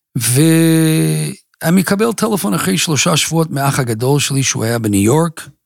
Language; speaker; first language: Hebrew; non-native, fluent; English